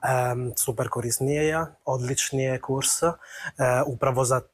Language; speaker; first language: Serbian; non-native, fluent; Italian